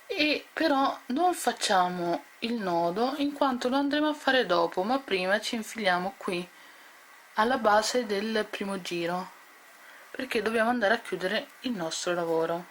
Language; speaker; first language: Italian; native; Italian